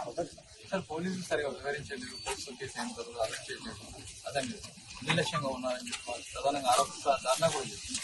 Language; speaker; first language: Telugu; native; Telugu